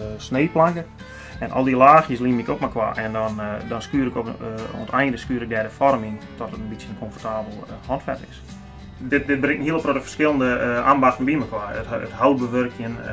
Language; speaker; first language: Dutch; non-native, local second language; Western Frisian